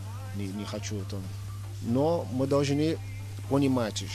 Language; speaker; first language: Russian; non-native, fluent; Portuguese